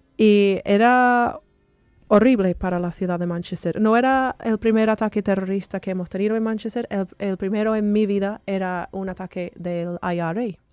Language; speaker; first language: Spanish; non-native, fluent; English